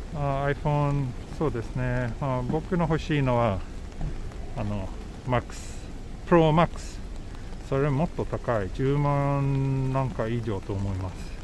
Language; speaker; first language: Japanese; non-native, fluent; Swedish